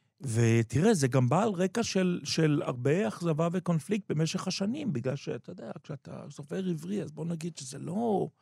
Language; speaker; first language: Hebrew; native; Hebrew